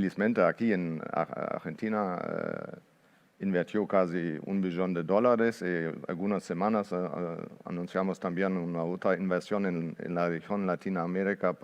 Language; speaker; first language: Spanish; non-native, fluent; Portuguese